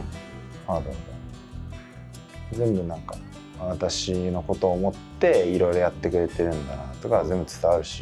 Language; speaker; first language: Japanese; native; Japanese